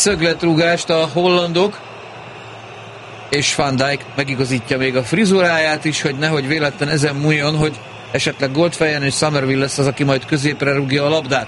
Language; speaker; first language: Hungarian; native; Hungarian